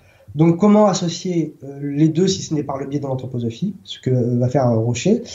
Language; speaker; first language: French; native; French